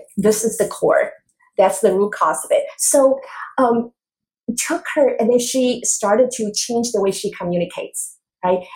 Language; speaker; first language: English; non-native, fluent; Chinese